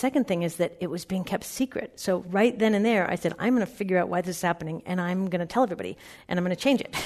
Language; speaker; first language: English; native; English